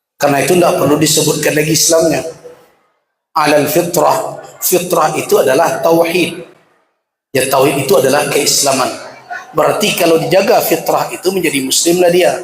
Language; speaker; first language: Malay; non-native, local second language; Minangkabau